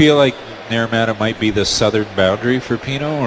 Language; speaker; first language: English; native; English